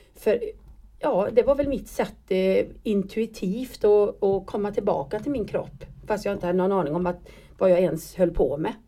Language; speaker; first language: Swedish; native; Swedish